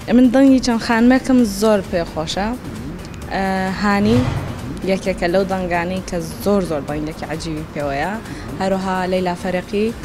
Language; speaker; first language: Central Kurdish; non-native, local second language; Gurani